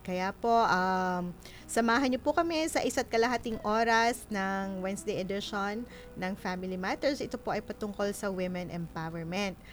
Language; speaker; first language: Filipino; non-native, local second language; Bikol